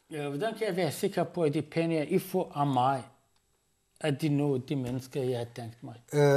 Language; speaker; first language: Danish; non-native, fluent; Arabic